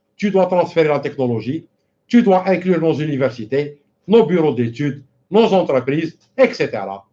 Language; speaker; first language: French; non-native, local second language; Arabic